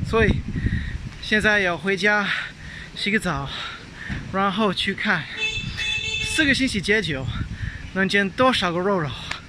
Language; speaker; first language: Chinese; non-native, fluent; English